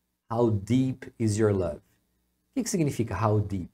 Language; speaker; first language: English; non-native, fluent; Portuguese